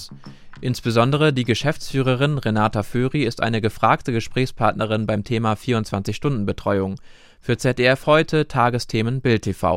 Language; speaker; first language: German; native; German